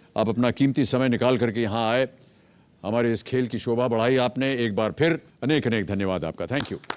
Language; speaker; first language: Hindi; native; Hindi